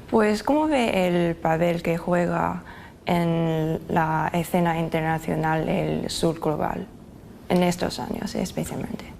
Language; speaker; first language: Spanish; non-native, fluent; Chinese